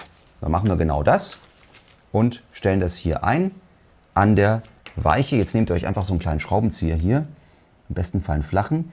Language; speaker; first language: German; native; German